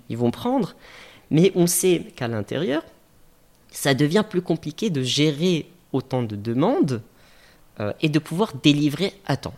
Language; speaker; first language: French; native; French